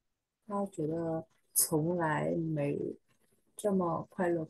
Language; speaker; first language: Chinese; non-native, learner; Vietnamese